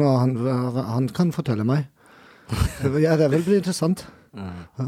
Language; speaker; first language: Norwegian; non-native, learner; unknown